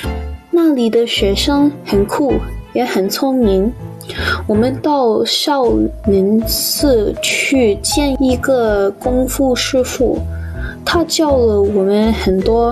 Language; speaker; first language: Chinese; non-native, learner; English